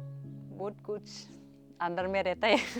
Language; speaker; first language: Hindi; non-native, local second language; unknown